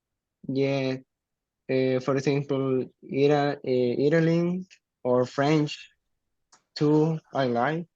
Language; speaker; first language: English; non-native, learner; Spanish